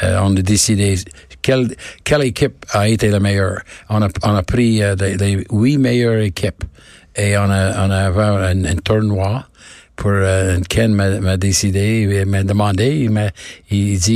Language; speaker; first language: French; non-native, learner; English